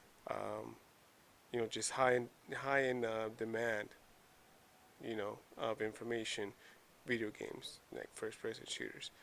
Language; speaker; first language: English; native; English